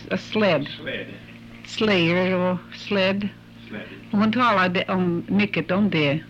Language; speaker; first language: Swedish; early bilingual, heritage; English